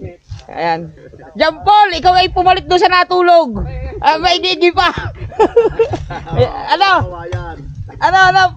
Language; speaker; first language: Filipino; native; Filipino